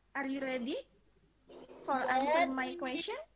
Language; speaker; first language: English; non-native, fluent; Indonesian